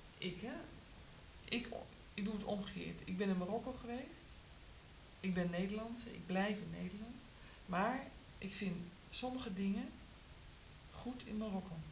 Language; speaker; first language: Dutch; native; Dutch